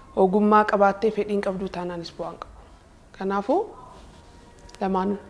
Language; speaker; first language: Oromo; early bilingual, heritage; Oromo